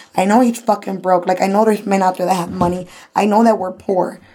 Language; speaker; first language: English; early bilingual, other home language; Spanish